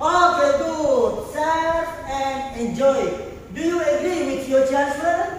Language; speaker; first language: English; non-native, fluent; Indonesian